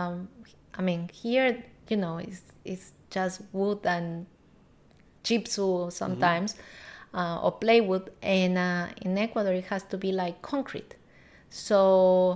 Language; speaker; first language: English; non-native, learner; Spanish